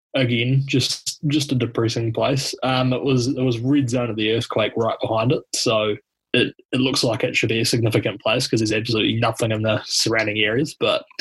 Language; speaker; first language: English; native; English